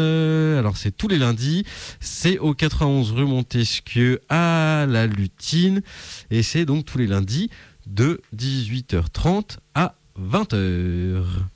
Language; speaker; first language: French; native; French